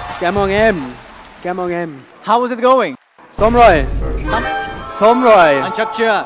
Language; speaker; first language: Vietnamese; non-native, learner; Russian